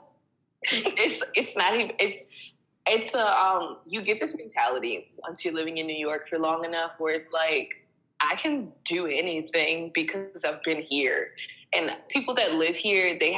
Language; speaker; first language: English; native; English